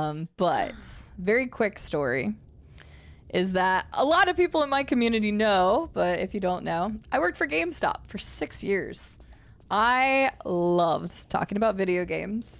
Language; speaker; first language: English; native; English